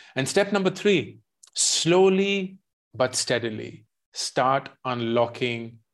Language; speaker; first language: English; non-native, local second language; Hindi